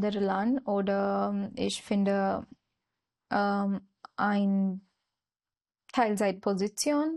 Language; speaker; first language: German; non-native, learner; Marathi